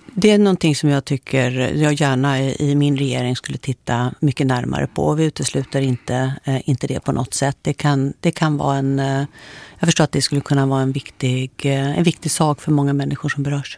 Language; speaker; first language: Swedish; native; Swedish